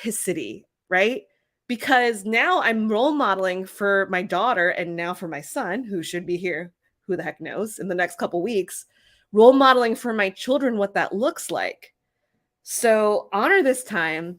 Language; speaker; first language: English; native; English